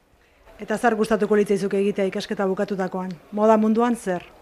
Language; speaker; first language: Basque; native; Basque